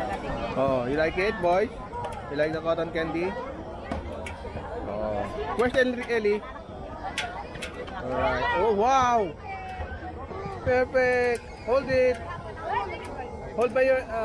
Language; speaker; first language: English; non-native, local second language; Filipino